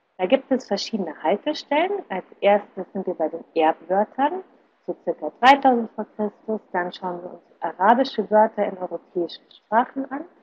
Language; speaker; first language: German; native; German